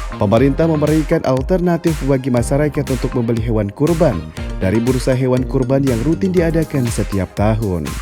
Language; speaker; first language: Indonesian; native; Indonesian